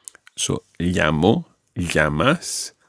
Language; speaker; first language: Spanish; non-native, fluent; English